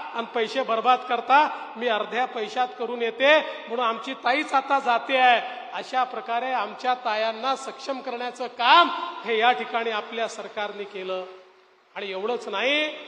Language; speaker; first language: Marathi; native; Marathi